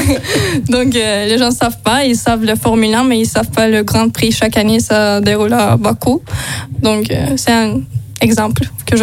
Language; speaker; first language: French; non-native, learner; Azerbaijani